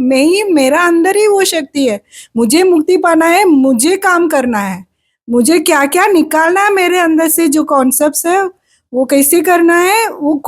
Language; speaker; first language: Hindi; non-native, local second language; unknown